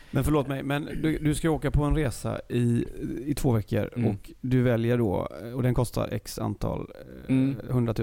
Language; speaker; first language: Swedish; native; Swedish